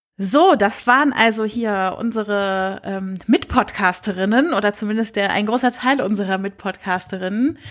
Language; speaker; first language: German; native; German